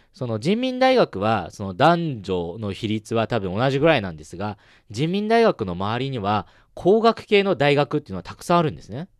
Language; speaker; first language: Japanese; non-native, fluent; Chinese